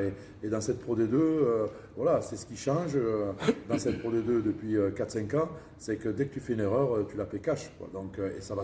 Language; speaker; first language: French; native; French